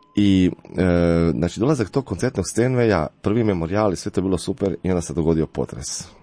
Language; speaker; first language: Croatian; native; Croatian